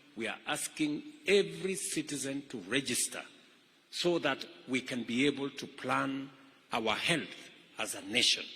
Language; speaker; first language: English; non-native, local second language; Kalenjin